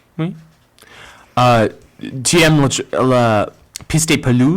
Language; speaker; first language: French; non-native, learner; English